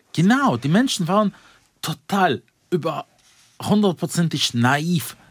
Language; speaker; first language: German; non-native, fluent; Russian